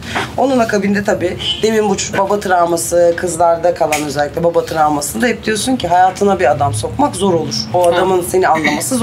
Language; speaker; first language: Turkish; native; Turkish